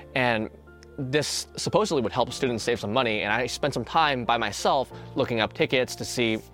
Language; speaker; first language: English; native; English